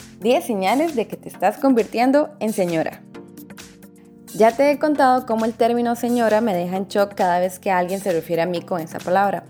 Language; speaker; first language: Spanish; native; Spanish